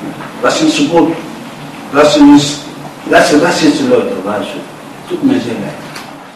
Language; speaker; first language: German; non-native, learner; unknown